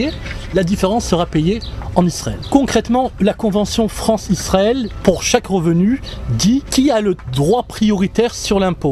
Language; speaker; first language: French; native; French